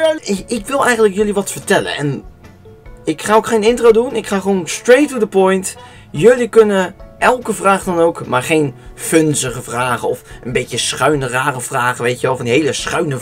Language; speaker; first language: Dutch; native; Dutch